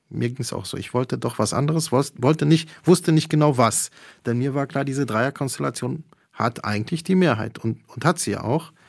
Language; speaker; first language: German; early bilingual, other home language; Polish